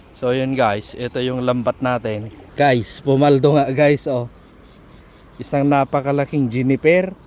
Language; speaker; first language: Filipino; non-native, local second language; Iloko